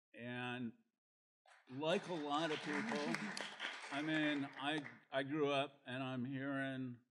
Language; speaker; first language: English; native; English